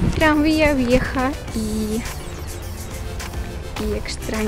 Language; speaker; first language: Spanish; non-native, fluent; Russian